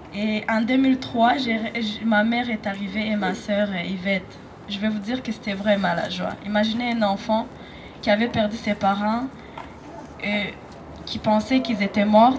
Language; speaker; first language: French; non-native, local second language; Rundi